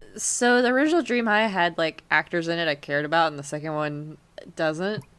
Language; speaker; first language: English; native; English